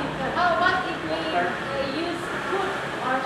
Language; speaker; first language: English; non-native, learner; Indonesian